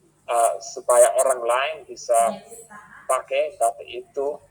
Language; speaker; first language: Indonesian; non-native, fluent; English